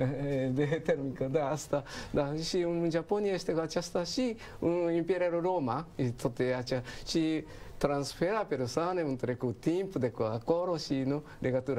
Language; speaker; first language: Romanian; non-native, learner; Japanese